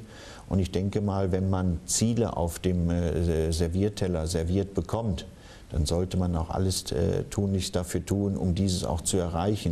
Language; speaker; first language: German; native; German